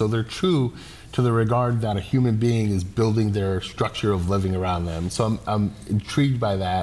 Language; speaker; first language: English; native; English